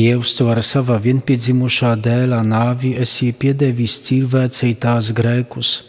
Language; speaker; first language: Latvian; non-native, fluent; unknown